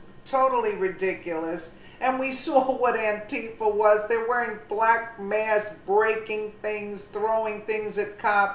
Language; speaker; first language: English; native; English